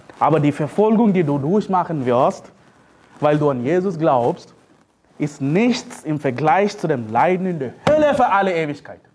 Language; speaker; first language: German; non-native, fluent; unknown